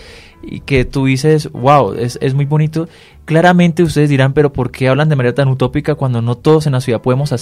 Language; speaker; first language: Spanish; native; Spanish